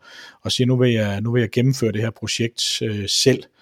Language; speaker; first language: Danish; native; Danish